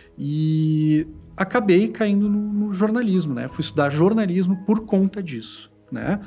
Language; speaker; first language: Portuguese; native; Portuguese